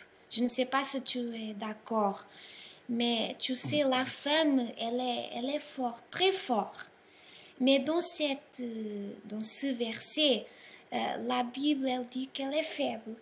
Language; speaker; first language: French; non-native, learner; Portuguese